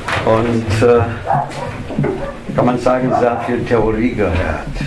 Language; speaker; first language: German; non-native, fluent; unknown